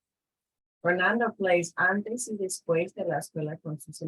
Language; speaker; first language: Spanish; non-native, fluent; English